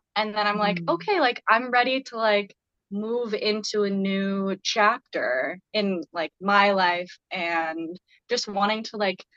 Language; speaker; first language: English; native; English